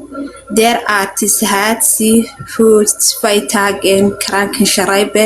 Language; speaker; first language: German; non-native, learner; Somali